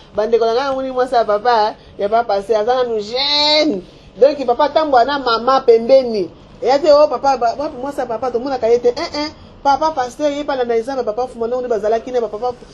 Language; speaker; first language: Lingala; native; Lingala